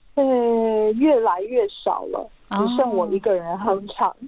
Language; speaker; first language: Chinese; non-native, local second language; Hakka Chinese